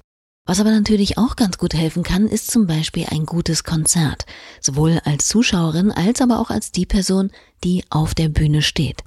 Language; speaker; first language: German; native; German